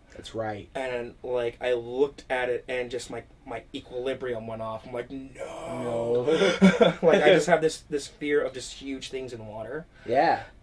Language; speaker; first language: English; native; English